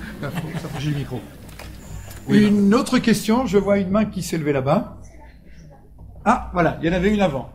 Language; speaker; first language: French; native; French